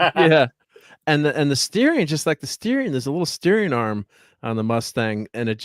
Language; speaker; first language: English; native; English